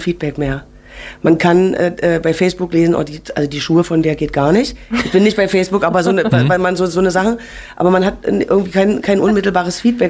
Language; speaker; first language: German; native; German